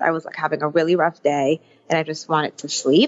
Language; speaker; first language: English; early bilingual, other home language; Arabic